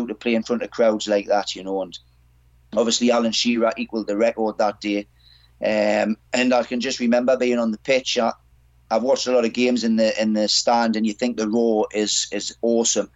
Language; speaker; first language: English; native; English